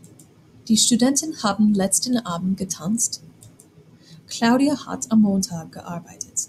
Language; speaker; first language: German; non-native, fluent; English